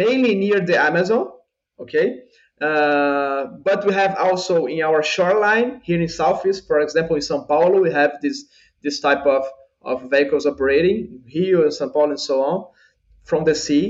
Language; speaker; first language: English; non-native, fluent; Portuguese